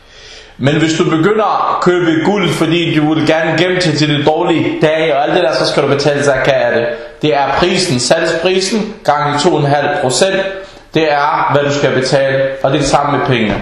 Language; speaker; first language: Danish; early bilingual, other home language; Arabic